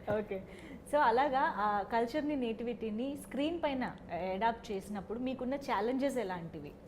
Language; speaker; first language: Telugu; native; Telugu